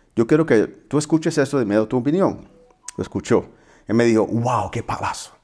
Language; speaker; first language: Spanish; early bilingual, heritage; Spanish